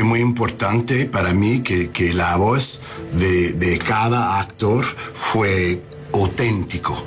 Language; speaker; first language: Spanish; non-native, learner; English